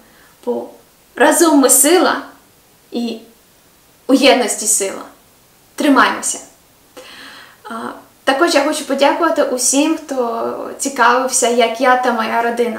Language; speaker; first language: Ukrainian; native; Ukrainian